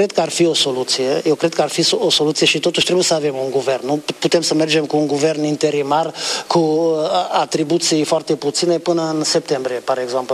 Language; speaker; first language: Romanian; non-native, local second language; Hungarian